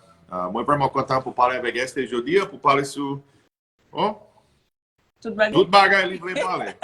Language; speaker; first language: Haitian Creole; non-native, learner; English